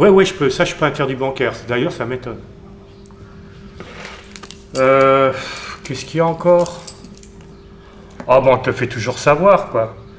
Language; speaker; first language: French; native; French